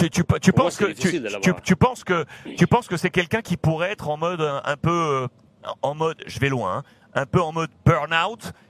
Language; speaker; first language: French; native; French